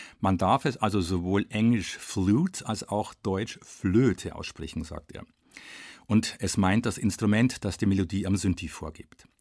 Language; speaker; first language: German; native; German